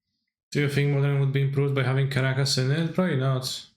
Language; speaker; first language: English; non-native, fluent; Polish